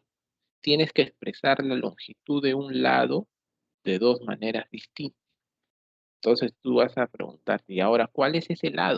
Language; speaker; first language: Spanish; native; Spanish